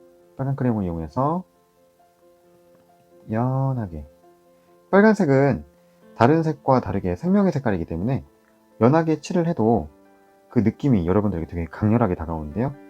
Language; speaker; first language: Korean; native; Korean